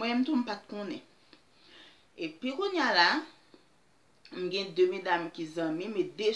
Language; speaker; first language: French; non-native, learner; Haitian Creole